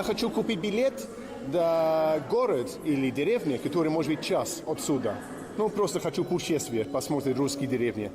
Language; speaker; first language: Russian; non-native, learner; English